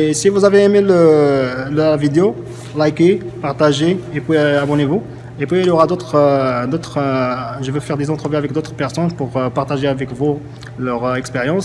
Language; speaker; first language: French; non-native, local second language; Arabic